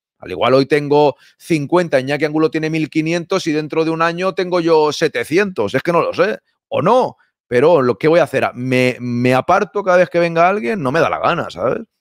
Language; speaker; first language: Spanish; native; Spanish